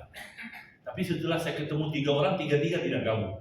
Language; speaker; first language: Indonesian; non-native, fluent; Tamil